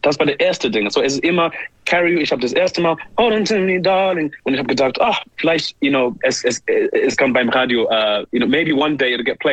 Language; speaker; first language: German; non-native, learner; English